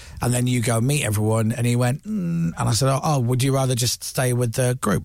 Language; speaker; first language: English; native; English